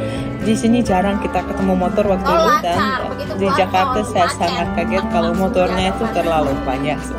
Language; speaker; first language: Indonesian; non-native, fluent; Russian